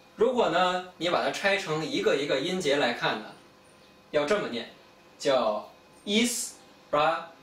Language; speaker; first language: Chinese; native; Chinese